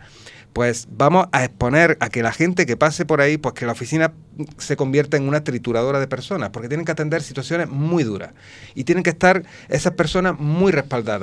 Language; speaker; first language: Spanish; native; Spanish